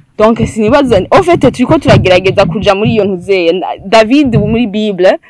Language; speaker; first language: Rundi; early bilingual, heritage; Rundi